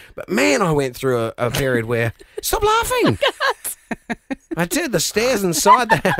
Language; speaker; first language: English; native; English